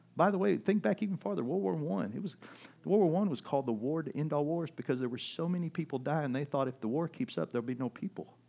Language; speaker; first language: English; early bilingual, other home language; German